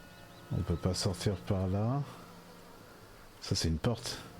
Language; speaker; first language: French; native; French